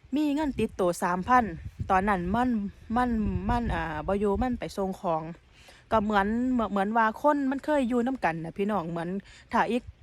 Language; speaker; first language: Thai; native; Thai